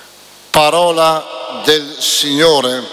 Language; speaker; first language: Italian; native; Italian